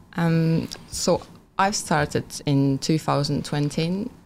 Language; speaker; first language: English; non-native, fluent; Polish